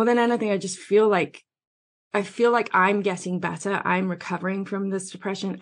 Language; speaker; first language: English; native; English